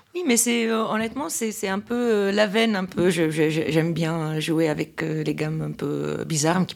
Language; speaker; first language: French; non-native, local second language; Arabic